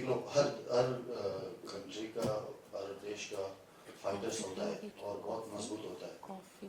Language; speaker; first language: Hindi; non-native, fluent; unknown